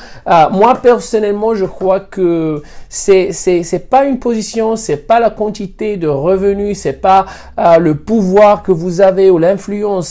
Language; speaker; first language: French; non-native, fluent; Spanish